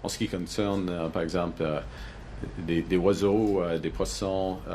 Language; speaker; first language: French; non-native, local second language; English